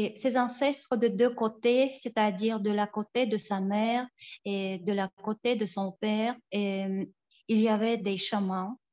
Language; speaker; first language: French; non-native, fluent; Tuvinian